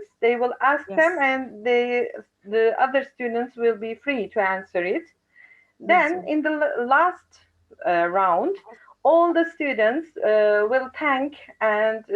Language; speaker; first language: English; non-native, fluent; Turkish